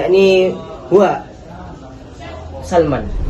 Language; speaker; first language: Arabic; non-native, learner; Indonesian